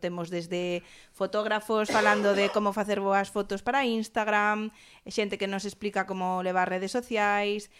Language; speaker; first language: Galician; non-native, local second language; Spanish